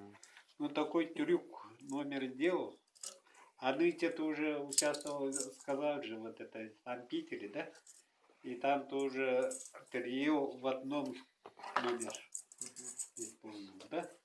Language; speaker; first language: Russian; non-native, local second language; Yakut